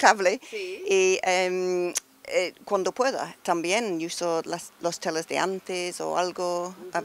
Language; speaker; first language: Spanish; non-native, learner; English